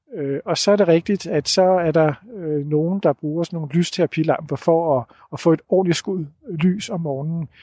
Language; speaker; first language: Danish; non-native, fluent; Dutch